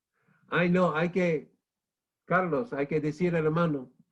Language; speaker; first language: Spanish; non-native, fluent; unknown